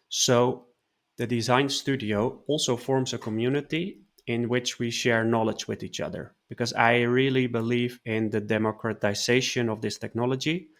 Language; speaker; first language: English; non-native, fluent; Dutch